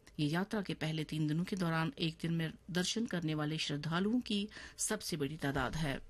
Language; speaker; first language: Urdu; non-native, local second language; Kashmiri